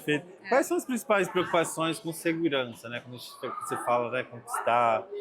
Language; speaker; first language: Portuguese; native; Portuguese